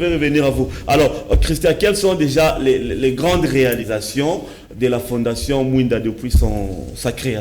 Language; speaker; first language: French; non-native, local second language; Lingala